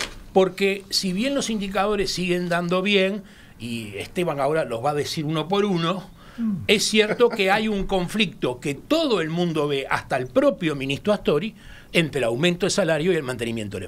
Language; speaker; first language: Spanish; native; Spanish